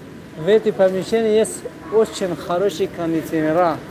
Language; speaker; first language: Russian; non-native, local second language; Tajik